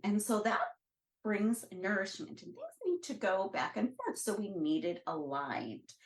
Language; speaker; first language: English; native; English